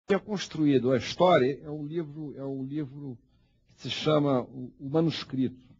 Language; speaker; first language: Portuguese; early bilingual, heritage; Portuguese